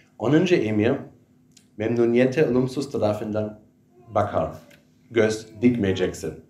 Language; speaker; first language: Turkish; non-native, fluent; German